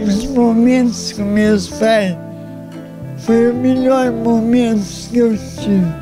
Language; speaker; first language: Portuguese; early bilingual, other home language; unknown